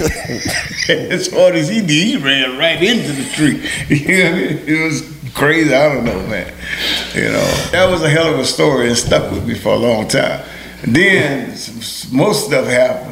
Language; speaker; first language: English; early bilingual, other home language; Haitian Creole